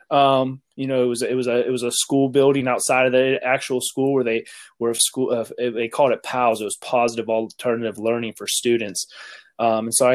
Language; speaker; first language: English; native; English